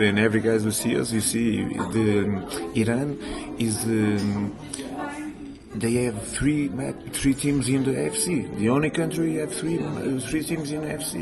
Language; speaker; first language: English; non-native, learner; Portuguese